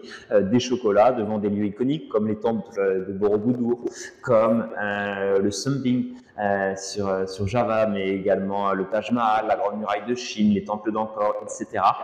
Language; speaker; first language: French; native; French